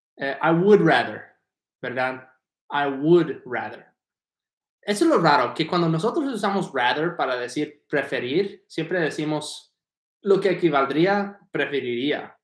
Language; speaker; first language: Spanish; non-native, fluent; English